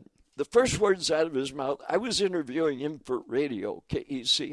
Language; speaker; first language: English; native; English